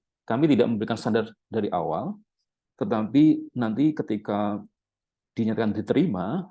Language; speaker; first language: Indonesian; native; Indonesian